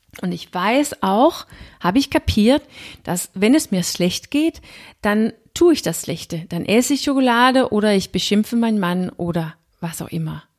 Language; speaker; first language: German; non-native, fluent; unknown